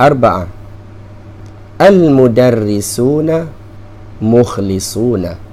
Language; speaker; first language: Arabic; non-native, fluent; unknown